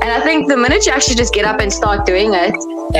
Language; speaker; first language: English; native; English